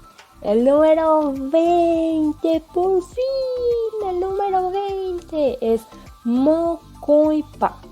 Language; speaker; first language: Spanish; non-native, local second language; Guarani